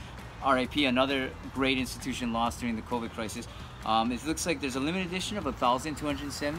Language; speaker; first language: English; native; English